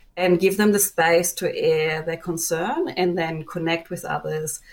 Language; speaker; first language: English; non-native, fluent; German